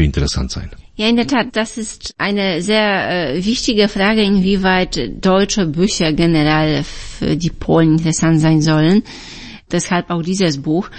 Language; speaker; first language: German; non-native, fluent; Polish